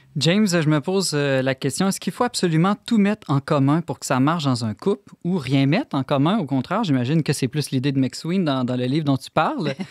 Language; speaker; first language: French; native; French